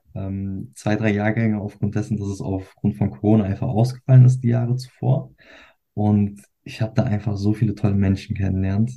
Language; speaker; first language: German; early bilingual, other home language; Turkish